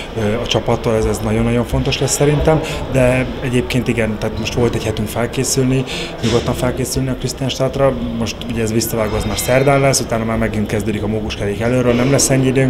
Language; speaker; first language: Hungarian; native; Hungarian